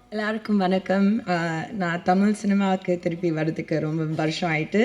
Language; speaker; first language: Tamil; early bilingual, heritage; Tamil